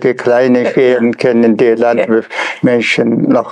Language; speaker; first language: German; non-native, fluent; Tuvinian